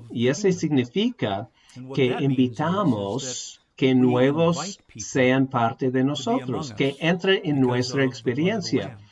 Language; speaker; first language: Spanish; non-native, fluent; English